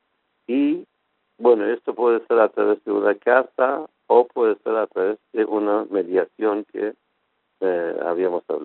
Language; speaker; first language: Spanish; non-native, fluent; Persian